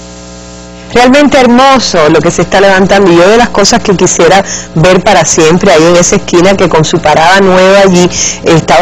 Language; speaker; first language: Spanish; native; Spanish